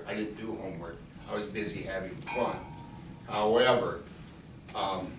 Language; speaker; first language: English; native; English